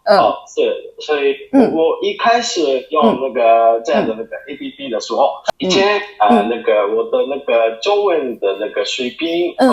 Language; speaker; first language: Chinese; non-native, fluent; Japanese